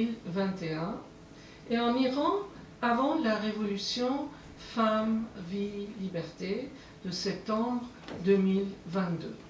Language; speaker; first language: French; non-native, fluent; Persian